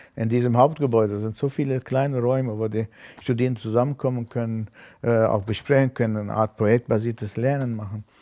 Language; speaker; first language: German; non-native, fluent; Armenian